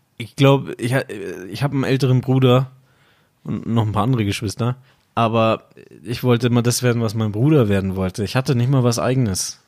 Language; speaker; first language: German; native; German